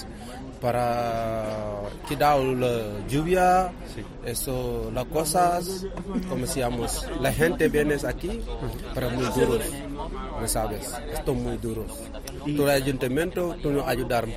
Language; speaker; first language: Spanish; non-native, learner; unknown